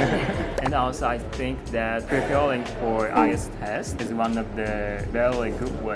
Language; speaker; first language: English; non-native, fluent; Japanese